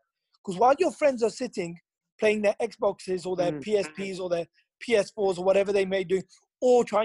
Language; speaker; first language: English; native; English